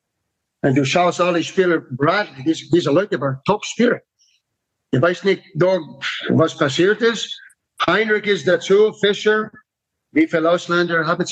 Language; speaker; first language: German; non-native, fluent; English